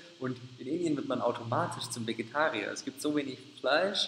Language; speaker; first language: German; native; German